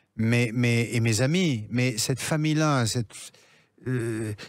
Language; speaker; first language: French; native; French